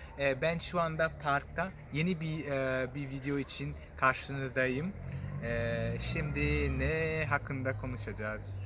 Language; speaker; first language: Turkish; non-native, fluent; French